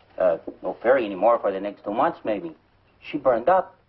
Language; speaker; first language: English; non-native, learner; Spanish